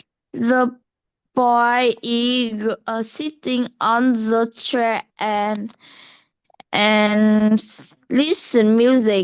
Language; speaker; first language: English; non-native, learner; Vietnamese